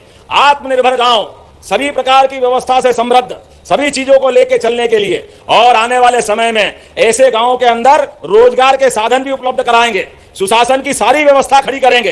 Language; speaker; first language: Hindi; native; Hindi